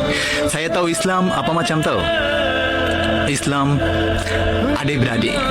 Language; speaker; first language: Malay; non-native, learner; Bangla